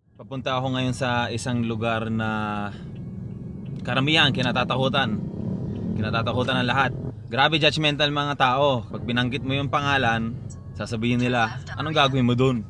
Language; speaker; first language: Filipino; native; Filipino